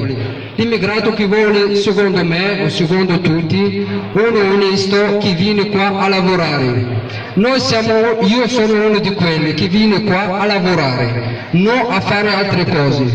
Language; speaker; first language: Italian; non-native, fluent; Arabic